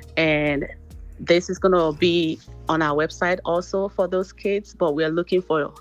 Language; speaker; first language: English; non-native, local second language; Igbo